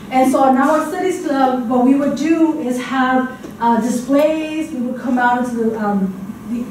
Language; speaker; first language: English; native; English